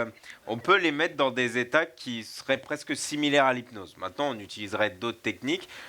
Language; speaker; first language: French; native; French